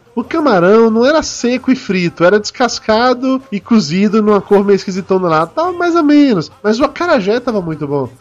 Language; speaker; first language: Portuguese; native; Portuguese